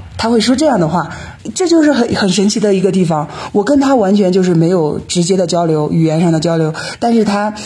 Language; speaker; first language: Chinese; native; Chinese